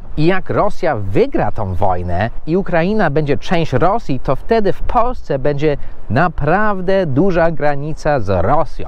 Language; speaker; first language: Polish; non-native, fluent; English